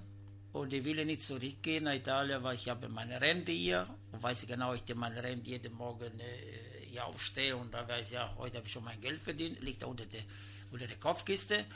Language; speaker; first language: German; non-native, learner; Italian